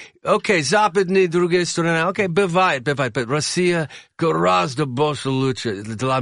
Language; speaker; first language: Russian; non-native, learner; English